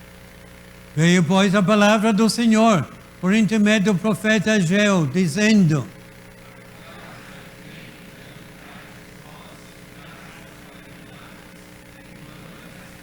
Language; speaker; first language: Portuguese; native; Portuguese